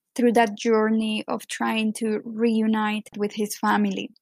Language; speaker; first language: English; non-native, fluent; Spanish